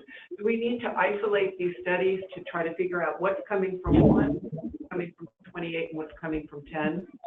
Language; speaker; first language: English; native; English